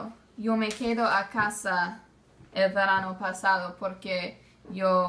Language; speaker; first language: Spanish; non-native, learner; English